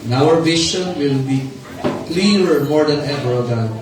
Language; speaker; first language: English; non-native, local second language; Filipino